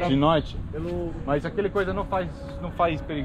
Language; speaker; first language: Portuguese; non-native, learner; English